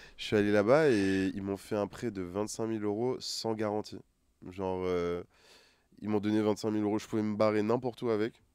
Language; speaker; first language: French; non-native, local second language; Wolof